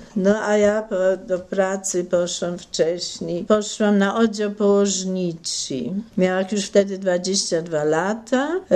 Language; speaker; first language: Polish; non-native, local second language; German